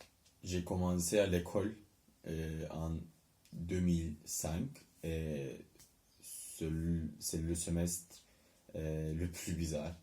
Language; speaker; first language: French; non-native, learner; Turkish